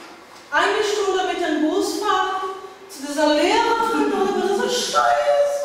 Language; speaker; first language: German; non-native, learner; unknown